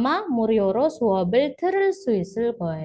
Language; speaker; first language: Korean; non-native, fluent; Indonesian